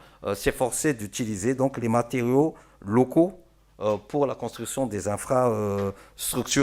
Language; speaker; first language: French; non-native, local second language; Malagasy